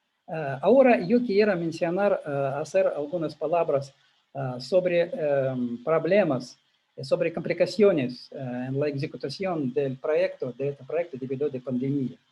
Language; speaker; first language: Spanish; non-native, learner; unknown